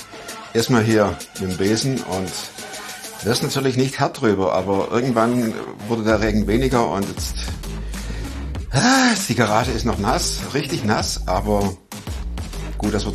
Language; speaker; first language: German; native; German